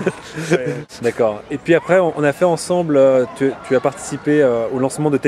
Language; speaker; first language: French; native; French